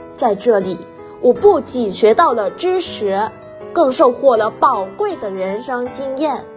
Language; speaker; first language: Chinese; non-native, fluent; Vietnamese